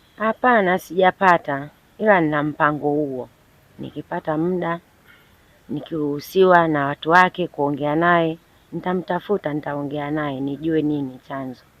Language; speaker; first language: Swahili; native; Swahili